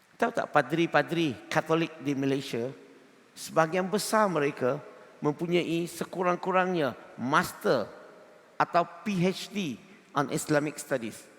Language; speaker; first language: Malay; non-native, local second language; Chinese